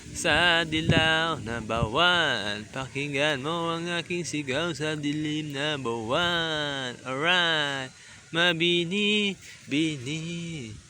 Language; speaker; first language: Filipino; native; Filipino